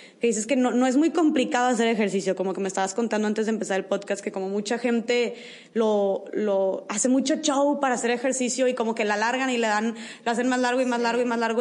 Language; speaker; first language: Spanish; native; Spanish